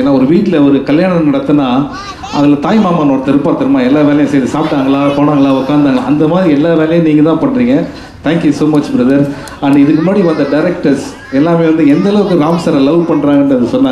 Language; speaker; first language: Tamil; native; Tamil